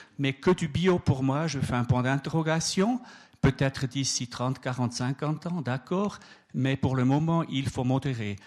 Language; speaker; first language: French; native; French